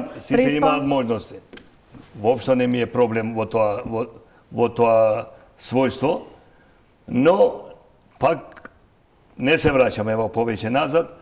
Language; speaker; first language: Macedonian; non-native, local second language; Albanian